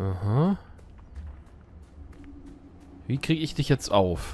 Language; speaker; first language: German; native; German